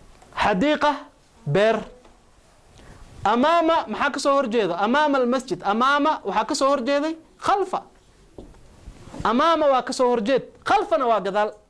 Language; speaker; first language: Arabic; non-native, local second language; Somali